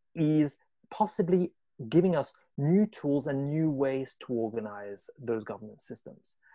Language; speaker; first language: English; non-native, fluent; French